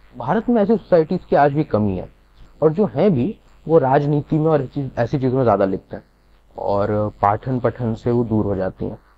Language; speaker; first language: Hindi; native; Hindi